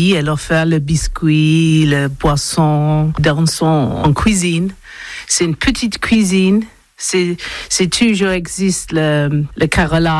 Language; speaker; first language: French; non-native, learner; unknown